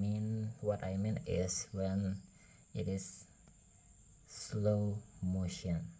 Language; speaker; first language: English; non-native, learner; Indonesian